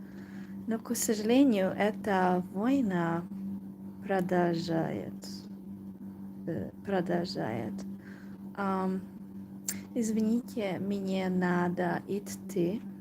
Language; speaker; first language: Russian; non-native, learner; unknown